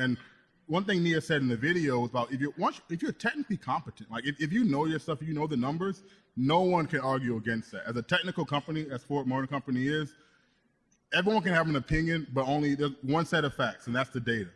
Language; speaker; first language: English; native; English